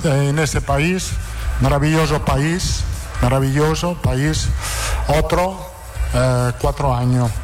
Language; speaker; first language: Portuguese; non-native, learner; Italian